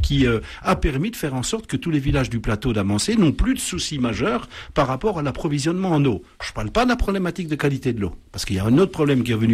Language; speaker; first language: French; native; French